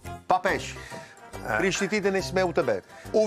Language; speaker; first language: Czech; non-native, learner; Italian